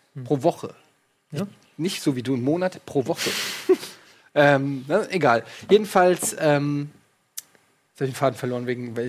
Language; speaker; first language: German; native; German